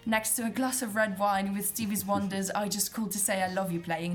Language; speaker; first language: English; non-native, fluent; Italian